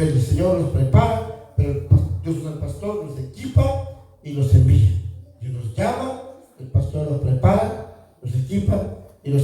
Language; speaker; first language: Spanish; native; Spanish